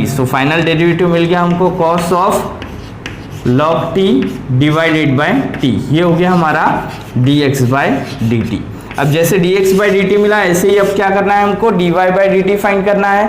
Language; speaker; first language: Hindi; native; Hindi